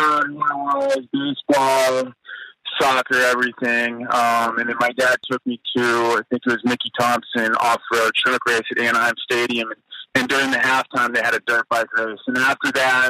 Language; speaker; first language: English; native; English